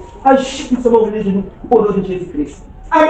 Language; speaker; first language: French; non-native, local second language; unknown